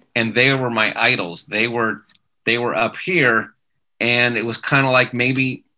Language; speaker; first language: English; native; English